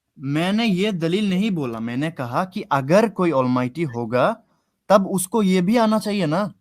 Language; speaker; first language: Hindi; non-native, fluent; Bangla